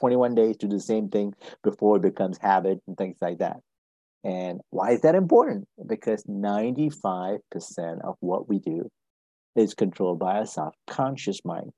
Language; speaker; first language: English; non-native, local second language; Tamil